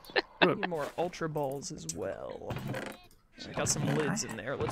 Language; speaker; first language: English; native; English